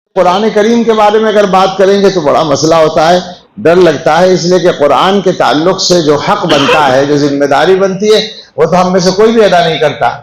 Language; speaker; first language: Urdu; native; Urdu